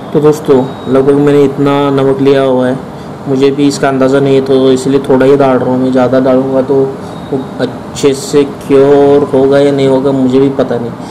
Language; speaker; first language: Hindi; non-native, local second language; Marathi